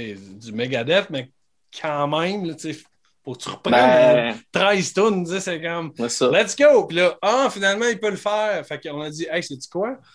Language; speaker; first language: French; native; French